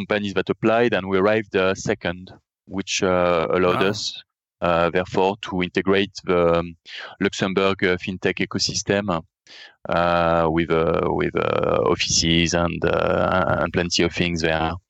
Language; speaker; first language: English; non-native, fluent; French